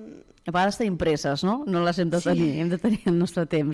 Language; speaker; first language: Catalan; native; Catalan